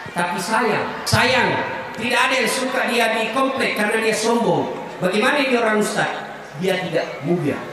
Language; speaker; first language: Indonesian; non-native, local second language; Buginese